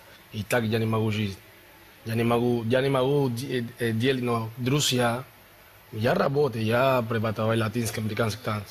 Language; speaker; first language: Russian; non-native, learner; Spanish